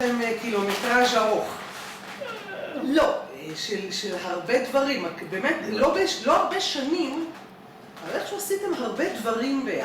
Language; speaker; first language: Hebrew; native; Hebrew